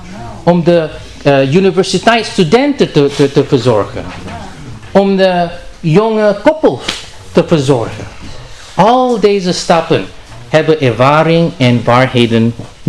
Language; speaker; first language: Dutch; non-native, learner; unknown